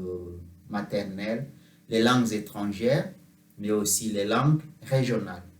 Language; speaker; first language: French; non-native, fluent; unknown